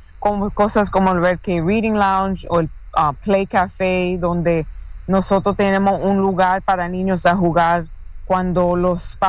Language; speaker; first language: Spanish; non-native, fluent; English